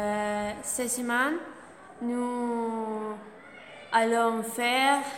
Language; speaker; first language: French; non-native, learner; Spanish